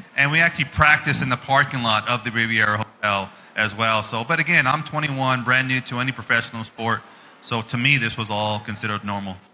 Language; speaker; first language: English; native; English